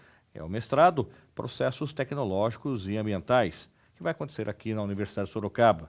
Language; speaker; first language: Portuguese; native; Portuguese